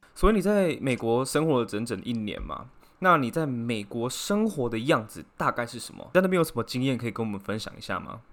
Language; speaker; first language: Chinese; native; Chinese